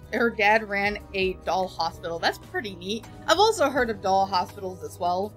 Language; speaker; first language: English; native; English